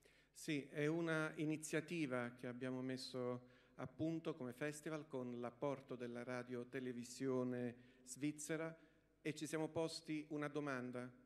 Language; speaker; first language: Italian; native; Italian